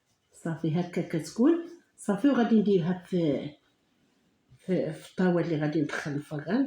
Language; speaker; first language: Arabic; native; Arabic